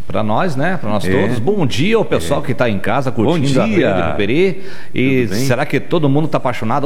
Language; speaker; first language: Portuguese; native; Portuguese